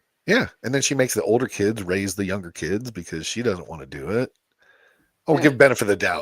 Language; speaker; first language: English; native; English